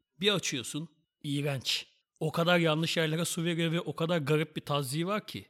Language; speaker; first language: Turkish; native; Turkish